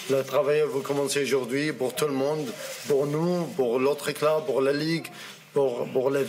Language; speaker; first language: French; non-native, learner; Arabic